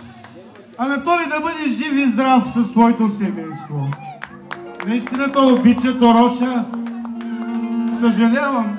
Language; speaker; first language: Bulgarian; non-native, local second language; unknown